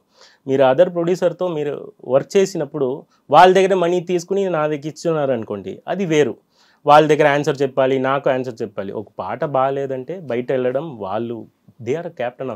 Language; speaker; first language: Telugu; non-native, fluent; Tamil